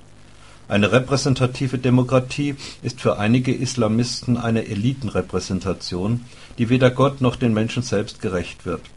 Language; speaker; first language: German; native; German